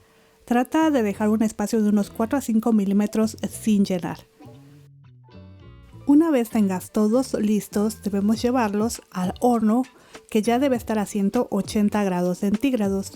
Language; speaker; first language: Spanish; native; Spanish